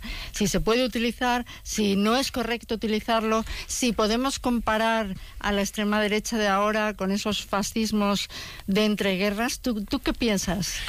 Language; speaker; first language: Spanish; native; Spanish